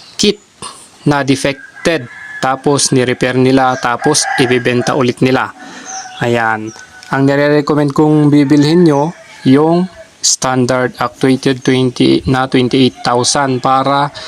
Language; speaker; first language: Filipino; non-native, local second language; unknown